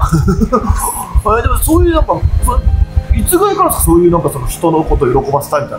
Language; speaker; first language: Japanese; native; Japanese